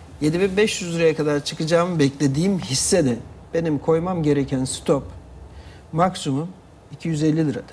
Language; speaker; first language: Turkish; native; Turkish